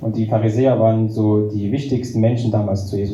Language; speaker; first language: German; native; German